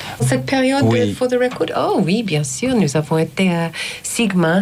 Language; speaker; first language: French; non-native, fluent; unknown